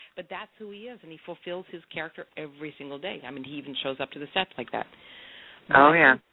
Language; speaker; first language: English; native; English